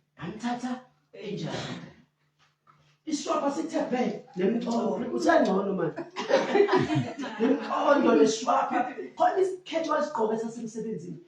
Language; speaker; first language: Zulu; native; Zulu